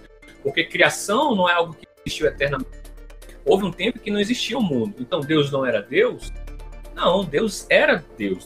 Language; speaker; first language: Portuguese; native; Portuguese